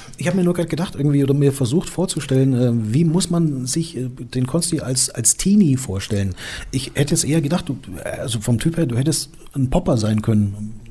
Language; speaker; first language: German; native; German